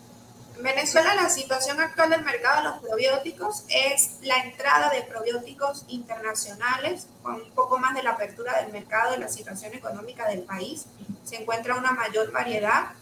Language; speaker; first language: Spanish; native; Spanish